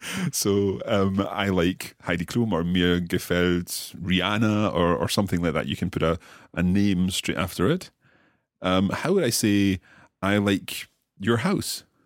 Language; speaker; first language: English; native; English